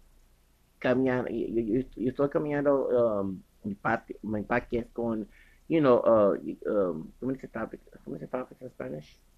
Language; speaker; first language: Spanish; non-native, learner; English